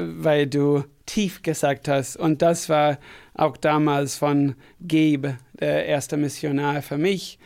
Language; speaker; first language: German; non-native, fluent; English